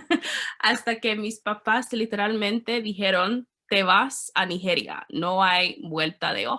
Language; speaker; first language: Spanish; non-native, learner; English